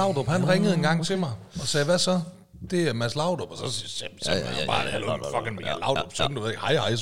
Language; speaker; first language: Danish; native; Danish